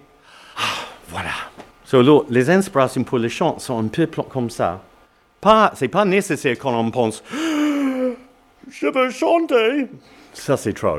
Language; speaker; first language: French; non-native, learner; English